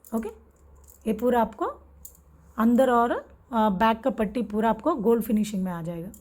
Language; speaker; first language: Hindi; non-native, local second language; Telugu